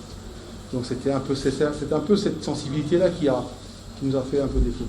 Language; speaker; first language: French; native; French